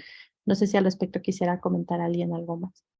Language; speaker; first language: Spanish; native; Spanish